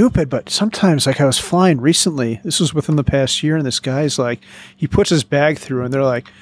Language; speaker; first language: English; native; English